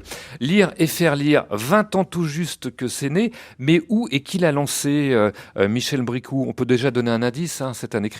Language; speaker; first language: French; native; French